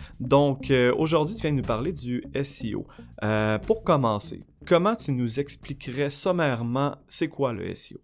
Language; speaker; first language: French; native; French